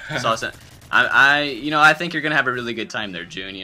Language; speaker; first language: English; native; English